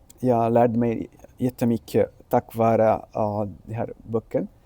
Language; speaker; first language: Swedish; non-native, learner; Sinhala